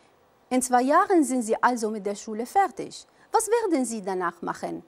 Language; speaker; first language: German; non-native, fluent; Arabic